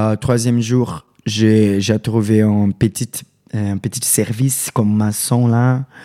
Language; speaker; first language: French; non-native, learner; Portuguese